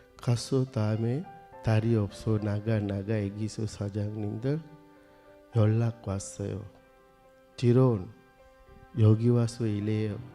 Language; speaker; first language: Korean; non-native, learner; Sinhala